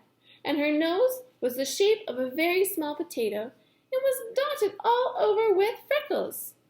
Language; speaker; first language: English; native; English